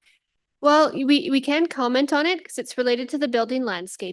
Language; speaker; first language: English; native; English